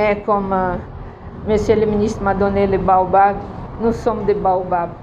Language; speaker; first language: French; non-native, fluent; Portuguese